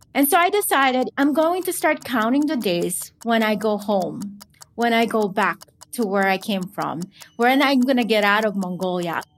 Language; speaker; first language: English; non-native, local second language; Filipino